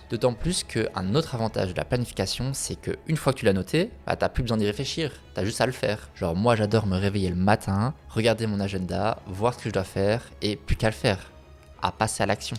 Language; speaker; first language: French; native; French